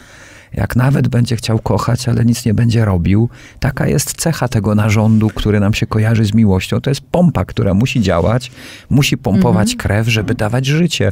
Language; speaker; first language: Polish; native; Polish